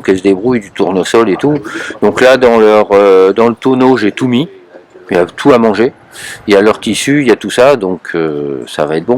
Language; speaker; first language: French; native; French